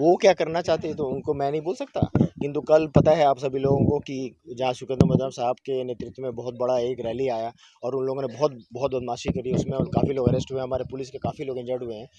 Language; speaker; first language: Hindi; non-native, local second language; Bangla